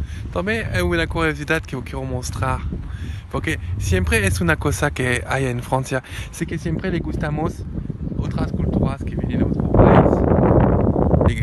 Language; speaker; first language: Spanish; non-native, learner; French